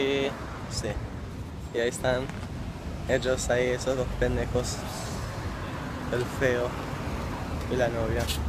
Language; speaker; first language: Spanish; early bilingual, other home language; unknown